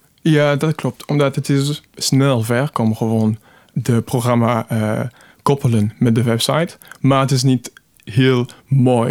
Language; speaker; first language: Dutch; non-native, fluent; French